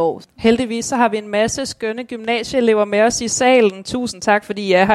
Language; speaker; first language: Danish; native; Danish